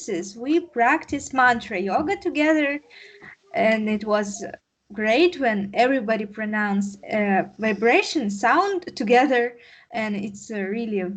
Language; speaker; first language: English; non-native, learner; Russian